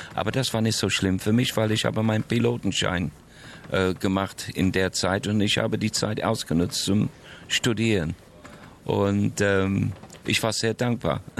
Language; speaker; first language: German; non-native, fluent; English